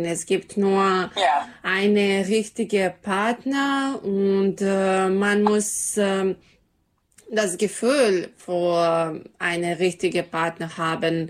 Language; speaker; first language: German; non-native, learner; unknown